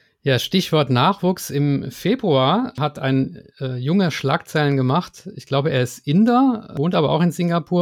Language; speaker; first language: German; native; German